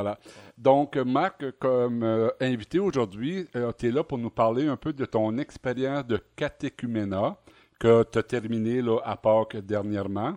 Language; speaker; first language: French; native; French